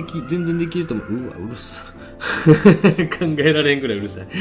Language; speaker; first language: Japanese; native; Japanese